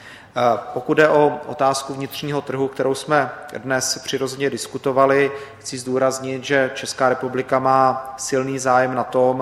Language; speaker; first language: Czech; native; Czech